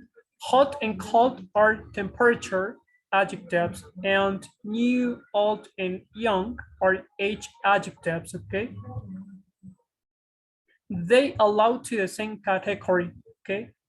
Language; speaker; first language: English; non-native, fluent; Spanish